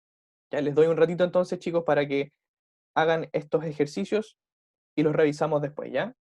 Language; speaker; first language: Spanish; native; Spanish